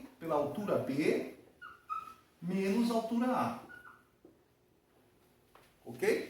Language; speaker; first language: Portuguese; native; Portuguese